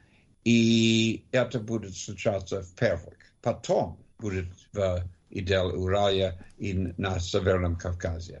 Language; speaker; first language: Russian; non-native, learner; English